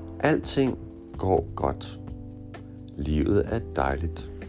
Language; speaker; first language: Danish; non-native, fluent; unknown